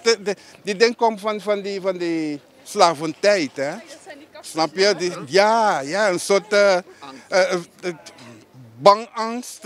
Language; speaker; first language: Dutch; non-native, local second language; Papiamento